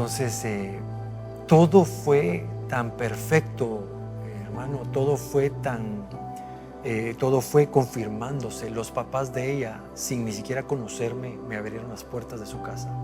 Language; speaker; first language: Spanish; native; Spanish